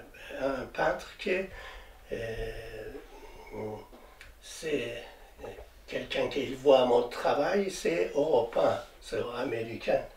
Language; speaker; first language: French; non-native, learner; Persian